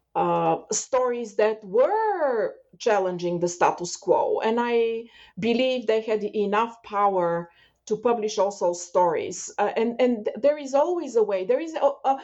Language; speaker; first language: English; non-native, fluent; Bulgarian